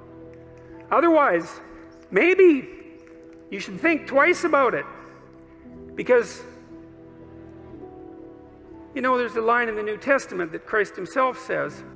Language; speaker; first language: English; native; English